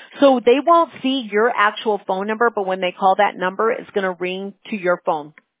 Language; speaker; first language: English; early bilingual, other home language; Spanish